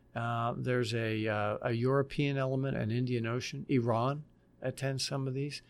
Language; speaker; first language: English; native; English